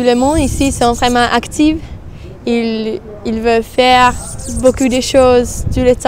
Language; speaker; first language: French; non-native, learner; Finnish